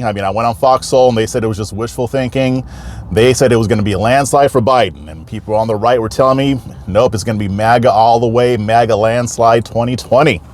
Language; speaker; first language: English; native; English